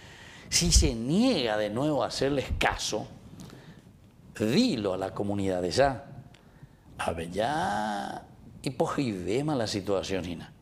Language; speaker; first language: Spanish; native; Spanish